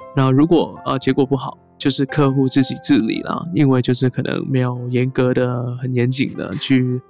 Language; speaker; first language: Chinese; non-native, local second language; Cantonese